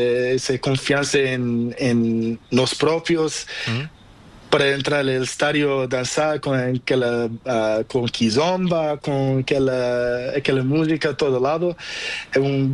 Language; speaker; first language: Spanish; non-native, learner; Portuguese